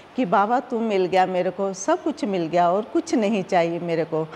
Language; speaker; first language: Hindi; native; Hindi